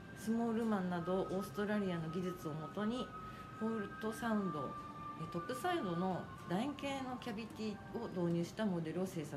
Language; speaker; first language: Japanese; native; Japanese